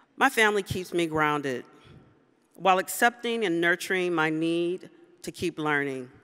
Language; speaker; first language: English; native; English